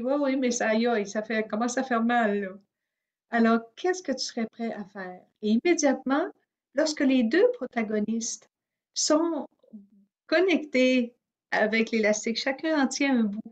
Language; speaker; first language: French; native; French